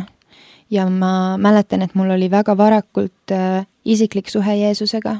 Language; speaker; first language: Estonian; early bilingual, other home language; Finnish